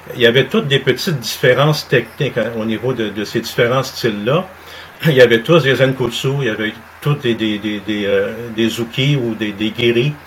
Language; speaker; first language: French; native; French